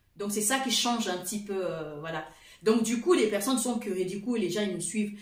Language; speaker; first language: French; non-native, fluent; Portuguese